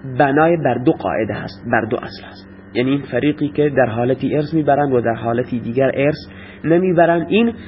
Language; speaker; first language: Persian; non-native, local second language; Baluchi